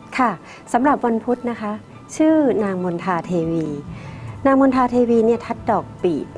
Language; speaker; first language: Thai; native; Thai